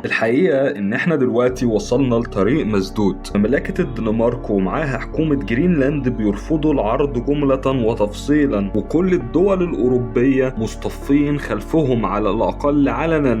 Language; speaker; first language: Arabic; native; Arabic